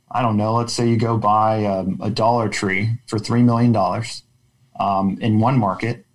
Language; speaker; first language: English; native; English